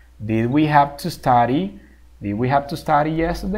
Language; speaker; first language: English; non-native, fluent; Spanish